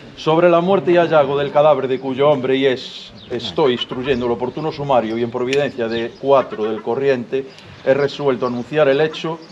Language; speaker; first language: Spanish; non-native, local second language; Galician